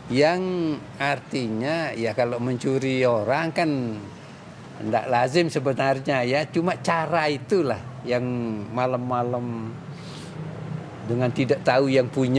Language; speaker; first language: Indonesian; non-native, local second language; Sasak